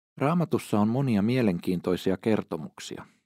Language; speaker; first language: Finnish; native; Finnish